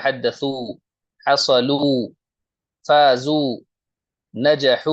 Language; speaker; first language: Arabic; non-native, fluent; Urdu